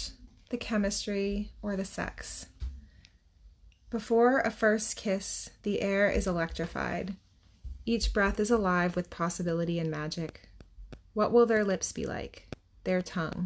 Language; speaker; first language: English; native; English